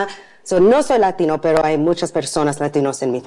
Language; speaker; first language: Spanish; non-native, learner; English